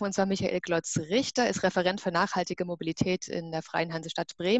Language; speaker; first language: German; native; German